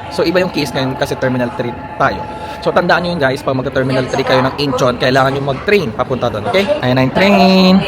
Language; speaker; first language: Filipino; native; Filipino